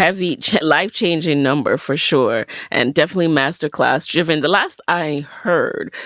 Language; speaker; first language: English; native; English